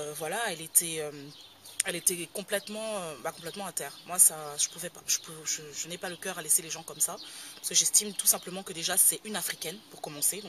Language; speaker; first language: French; native; French